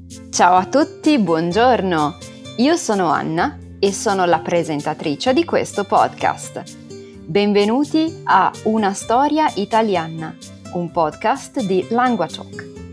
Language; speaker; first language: Italian; native; Italian